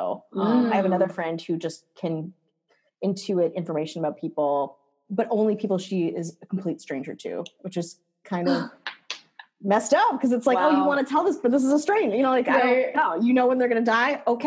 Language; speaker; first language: English; native; English